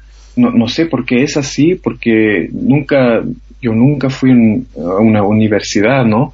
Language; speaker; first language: Spanish; non-native, fluent; German